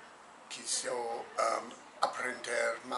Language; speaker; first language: Spanish; non-native, learner; English